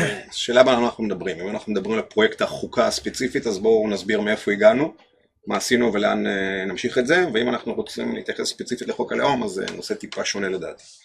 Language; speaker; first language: Hebrew; non-native, fluent; Russian